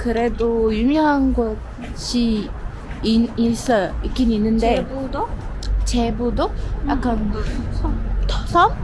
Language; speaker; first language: Korean; non-native, fluent; Arabic